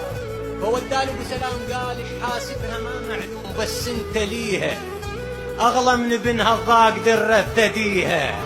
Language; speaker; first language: Arabic; native; Arabic